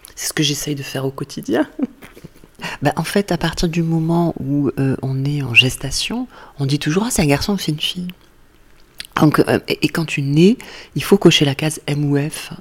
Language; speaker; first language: French; native; French